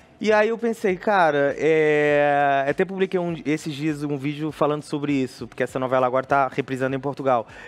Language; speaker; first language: Portuguese; native; Portuguese